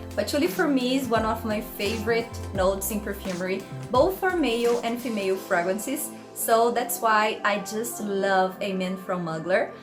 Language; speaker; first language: English; non-native, fluent; Portuguese